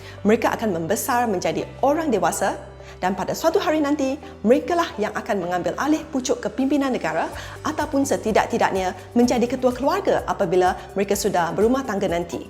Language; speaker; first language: Malay; non-native, local second language; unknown